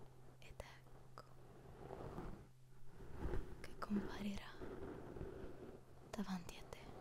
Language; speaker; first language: Italian; native; Italian